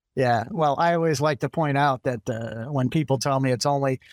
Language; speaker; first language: English; native; English